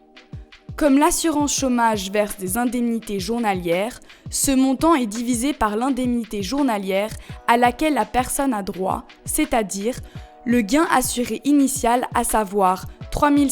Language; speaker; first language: French; native; French